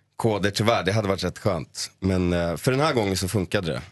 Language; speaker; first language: Swedish; native; Swedish